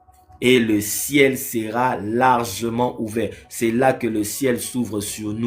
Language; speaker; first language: French; non-native, local second language; Lingala